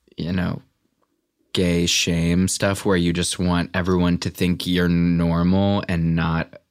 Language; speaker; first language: English; native; English